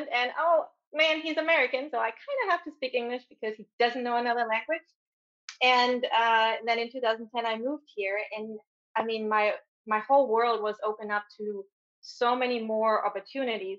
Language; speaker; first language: English; non-native, fluent; German